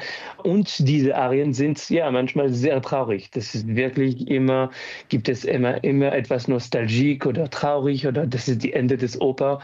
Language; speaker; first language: German; non-native, fluent; French